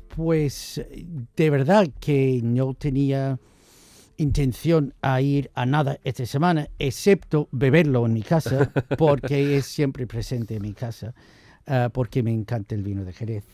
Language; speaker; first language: Spanish; non-native, fluent; English